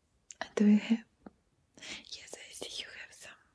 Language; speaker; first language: English; non-native, learner; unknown